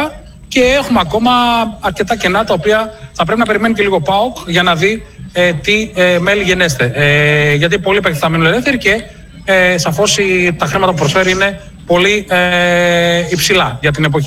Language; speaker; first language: Greek; native; Greek